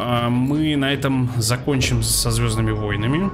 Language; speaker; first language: Russian; native; Russian